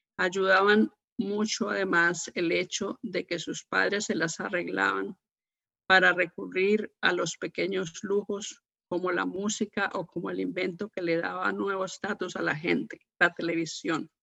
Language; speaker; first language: Spanish; native; Spanish